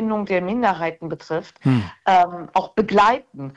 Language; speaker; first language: German; early bilingual, other home language; Turkish